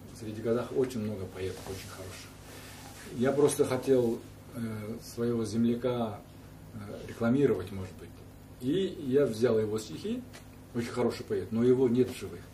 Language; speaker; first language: Russian; non-native, local second language; Kazakh